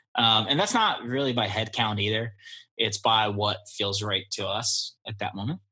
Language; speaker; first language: English; early bilingual, other home language; Polish